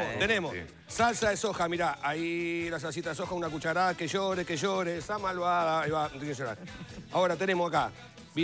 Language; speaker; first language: Spanish; native; Spanish